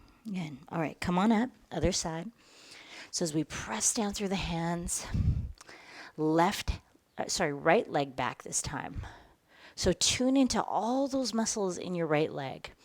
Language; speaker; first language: English; native; English